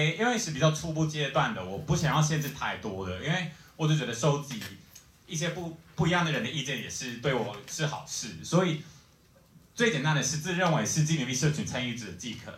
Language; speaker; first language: Chinese; non-native, fluent; English